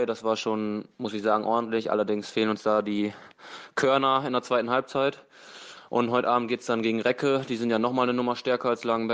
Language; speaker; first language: German; native; German